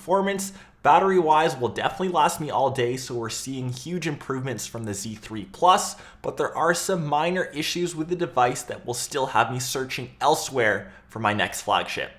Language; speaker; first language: English; native; English